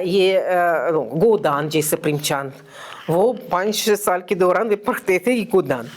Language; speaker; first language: Hindi; non-native, fluent; Russian